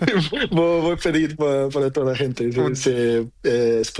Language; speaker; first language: Spanish; non-native, learner; Portuguese